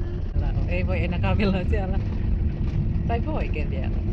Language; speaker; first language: Finnish; non-native, learner; Bikol